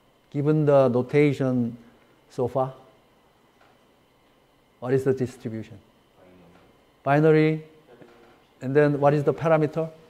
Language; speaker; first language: English; non-native, fluent; Korean